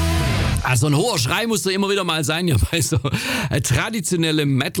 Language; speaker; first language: German; native; German